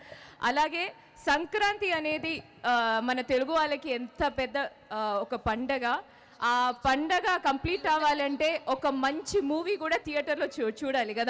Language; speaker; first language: Telugu; non-native, fluent; Malayalam